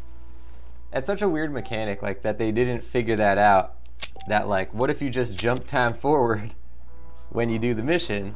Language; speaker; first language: English; native; English